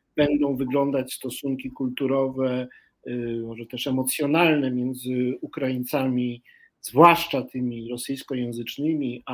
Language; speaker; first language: Polish; native; Polish